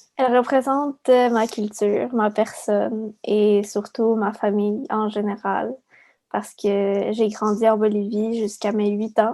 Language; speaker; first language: French; early bilingual, other home language; Spanish